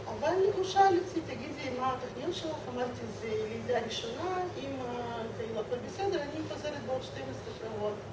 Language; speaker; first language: Hebrew; non-native, fluent; Russian